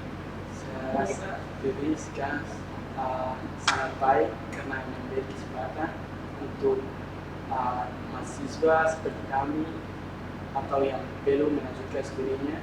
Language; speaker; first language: Indonesian; non-native, fluent; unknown